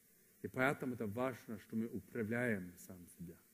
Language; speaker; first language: Russian; non-native, fluent; Swedish